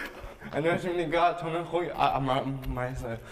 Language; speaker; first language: Korean; non-native, learner; Chinese